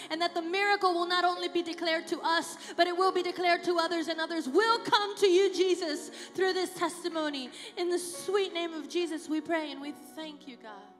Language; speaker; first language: English; early bilingual, other home language; Spanish